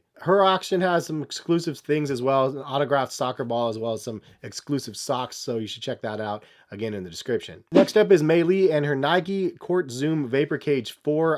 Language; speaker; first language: English; native; English